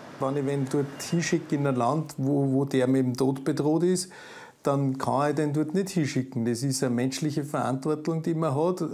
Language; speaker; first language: German; native; German